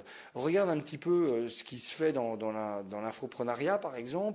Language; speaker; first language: French; native; French